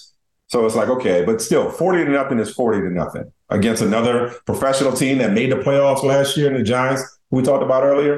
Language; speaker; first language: English; native; English